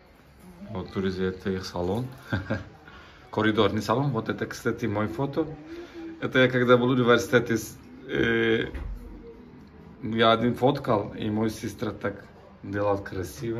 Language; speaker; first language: Russian; non-native, learner; Turkish